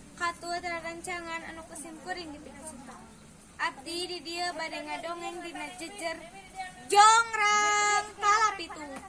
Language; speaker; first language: Sundanese; native; Sundanese